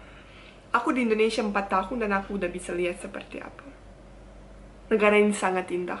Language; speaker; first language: Indonesian; non-native, fluent; Bosnian